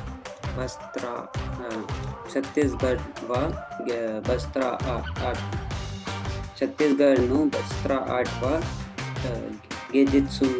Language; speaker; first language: Japanese; non-native, learner; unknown